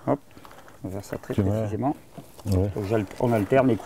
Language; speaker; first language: French; native; French